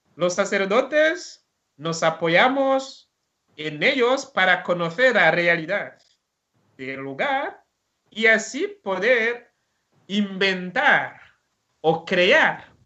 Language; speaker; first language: Spanish; non-native, fluent; Rundi